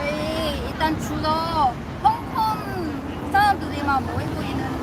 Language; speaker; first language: Korean; non-native, learner; Cantonese